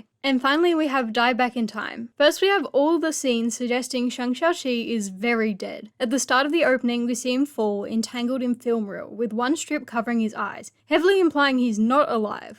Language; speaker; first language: English; native; English